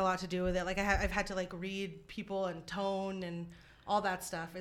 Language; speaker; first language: English; non-native, local second language; Filipino